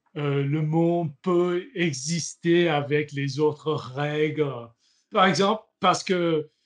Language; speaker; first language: French; non-native, learner; English